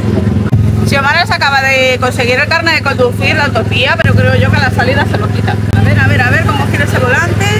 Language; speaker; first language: Spanish; native; Spanish